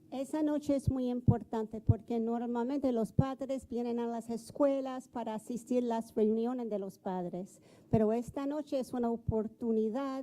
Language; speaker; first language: Spanish; non-native, fluent; English